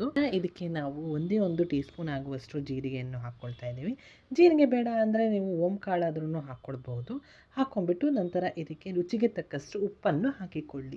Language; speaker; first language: Kannada; native; Kannada